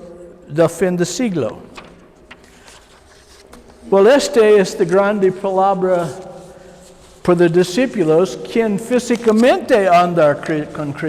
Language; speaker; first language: Spanish; non-native, learner; English